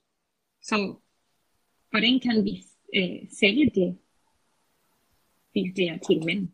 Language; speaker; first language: Danish; non-native, learner; Spanish